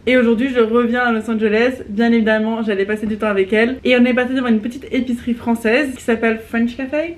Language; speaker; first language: French; native; French